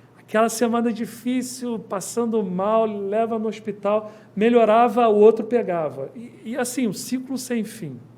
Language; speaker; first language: Portuguese; native; Portuguese